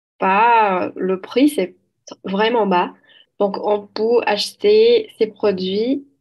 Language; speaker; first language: French; non-native, learner; Portuguese